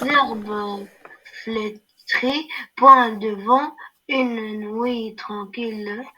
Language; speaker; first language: French; non-native, learner; Arabic